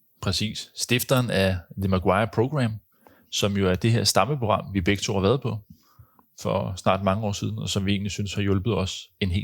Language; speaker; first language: Danish; native; Danish